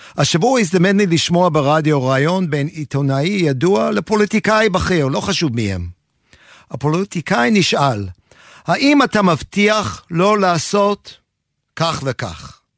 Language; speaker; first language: Hebrew; non-native, fluent; English